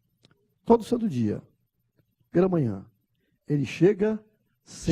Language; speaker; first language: Portuguese; native; Portuguese